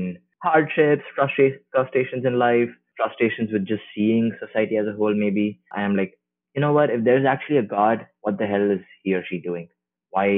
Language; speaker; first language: English; non-native, local second language; Tamil